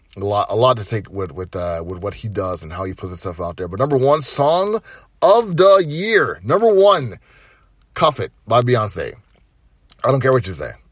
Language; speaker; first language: English; native; English